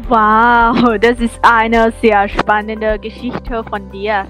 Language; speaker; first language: German; non-native, learner; Thai